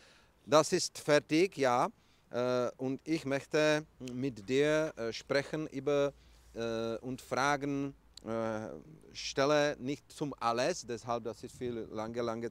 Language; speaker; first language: German; non-native, learner; Czech